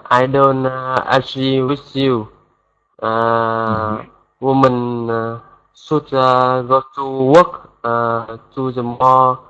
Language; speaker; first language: English; non-native, learner; Vietnamese